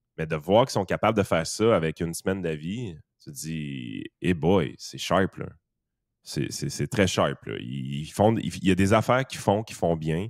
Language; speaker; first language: French; native; French